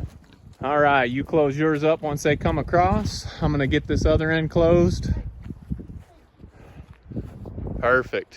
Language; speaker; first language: English; native; English